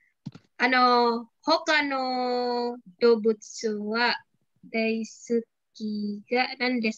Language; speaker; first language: Japanese; non-native, learner; Indonesian